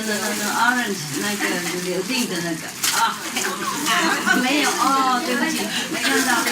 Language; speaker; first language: Chinese; non-native, fluent; Vietnamese